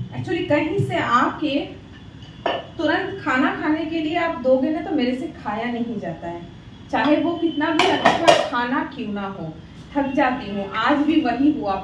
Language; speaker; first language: Hindi; native; Hindi